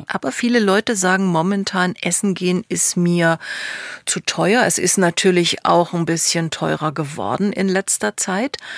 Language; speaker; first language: German; native; German